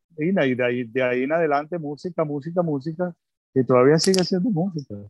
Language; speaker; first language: Spanish; early bilingual, other home language; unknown